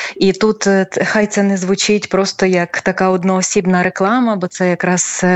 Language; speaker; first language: Ukrainian; native; Ukrainian